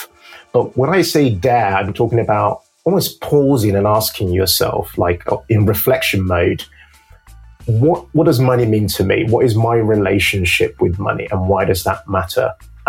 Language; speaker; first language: English; non-native, local second language; Yoruba